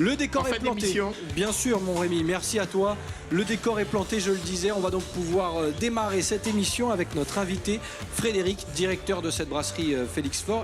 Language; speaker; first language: French; native; French